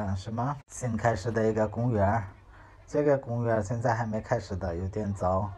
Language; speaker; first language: Chinese; non-native, learner; Hindi